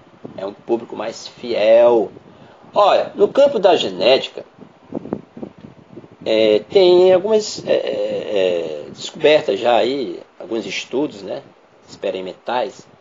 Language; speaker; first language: Portuguese; native; Portuguese